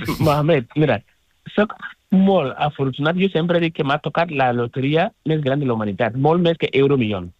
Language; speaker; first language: Catalan; non-native, fluent; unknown